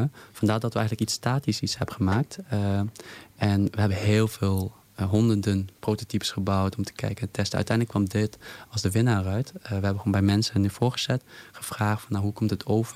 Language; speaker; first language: Dutch; native; Dutch